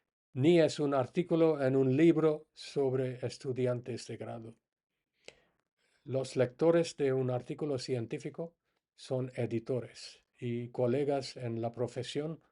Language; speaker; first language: Spanish; non-native, fluent; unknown